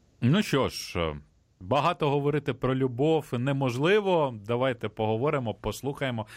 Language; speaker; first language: Ukrainian; native; Ukrainian